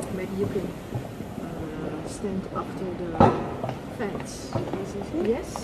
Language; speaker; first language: English; non-native, learner; Dutch